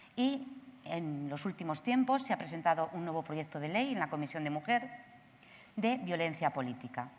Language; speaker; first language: Spanish; native; Spanish